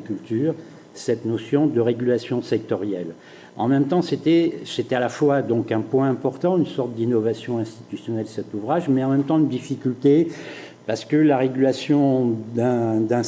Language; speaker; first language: French; native; French